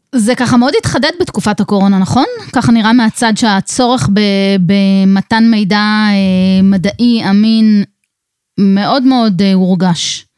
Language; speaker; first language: Hebrew; native; Hebrew